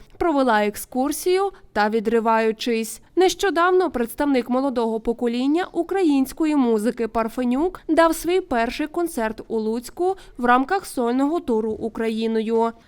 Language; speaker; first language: Ukrainian; native; Ukrainian